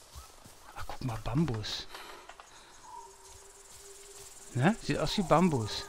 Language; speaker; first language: German; native; German